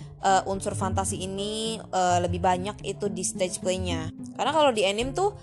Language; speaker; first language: Indonesian; native; Indonesian